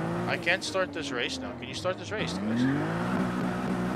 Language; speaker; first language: English; non-native, local second language; Afrikaans